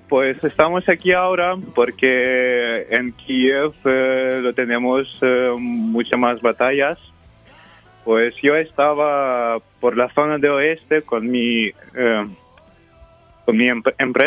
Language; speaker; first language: Spanish; non-native, fluent; Ukrainian